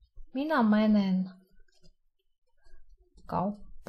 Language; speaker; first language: Finnish; non-native, fluent; Russian